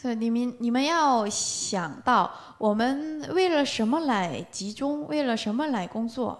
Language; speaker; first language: Chinese; non-native, learner; Korean